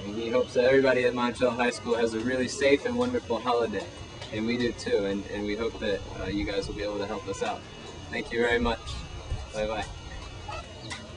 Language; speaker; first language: English; native; English